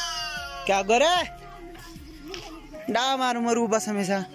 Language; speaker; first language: Hindi; non-native, local second language; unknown